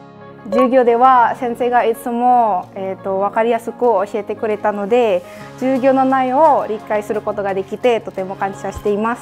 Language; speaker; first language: Japanese; non-native, fluent; Indonesian